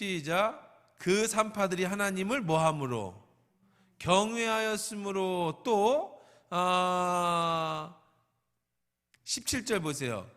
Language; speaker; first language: Korean; native; Korean